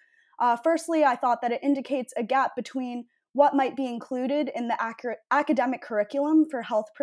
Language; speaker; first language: English; native; English